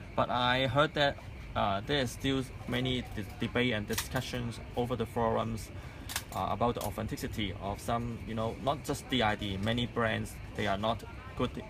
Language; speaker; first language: English; non-native, local second language; Cantonese